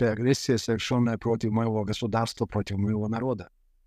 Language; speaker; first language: Russian; non-native, local second language; Chechen